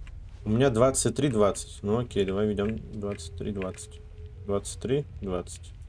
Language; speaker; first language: Russian; native; Russian